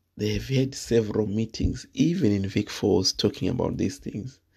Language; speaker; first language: English; non-native, local second language; Shona